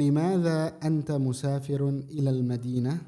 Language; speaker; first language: Arabic; non-native, fluent; Indonesian